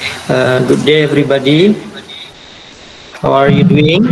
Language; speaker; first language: English; non-native, fluent; Indonesian